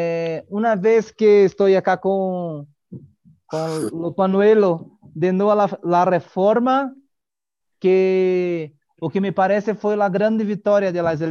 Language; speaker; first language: Spanish; non-native, learner; Portuguese